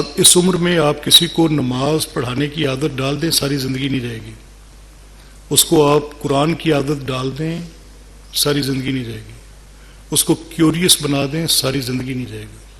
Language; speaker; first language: Urdu; non-native, local second language; Punjabi